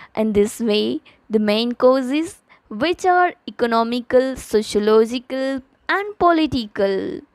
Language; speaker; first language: English; non-native, local second language; Gujarati